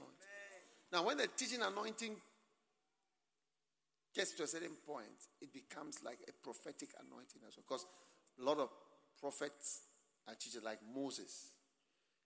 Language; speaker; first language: English; non-native, local second language; Akan